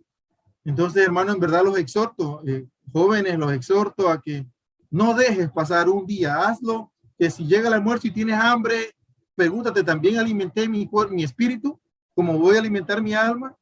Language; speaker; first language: Spanish; native; Spanish